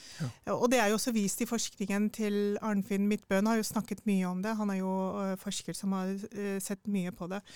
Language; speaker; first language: Norwegian; early bilingual, other home language; Urdu